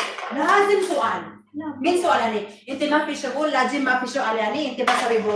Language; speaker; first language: Arabic; non-native, learner; Indonesian